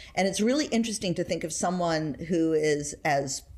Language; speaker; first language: English; native; English